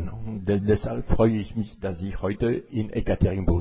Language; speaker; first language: German; non-native, fluent; French